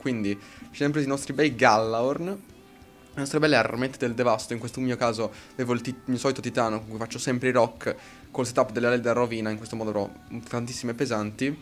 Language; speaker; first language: Italian; native; Italian